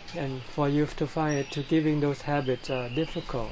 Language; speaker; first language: English; non-native, fluent; Thai